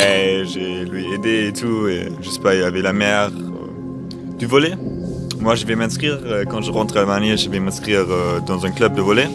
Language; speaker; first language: French; non-native, learner; German